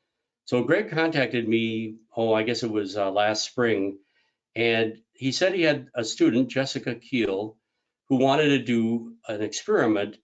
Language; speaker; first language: English; native; English